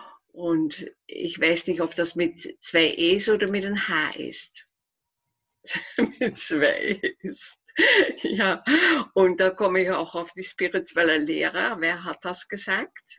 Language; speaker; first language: German; non-native, fluent; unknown